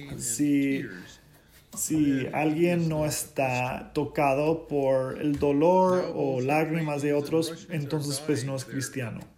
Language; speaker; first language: Spanish; non-native, fluent; English